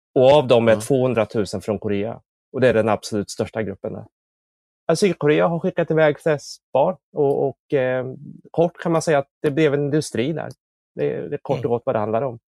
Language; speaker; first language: Swedish; native; Swedish